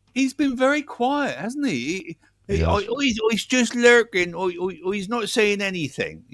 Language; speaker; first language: English; native; English